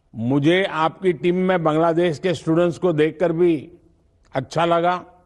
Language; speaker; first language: Hindi; non-native, local second language; Gujarati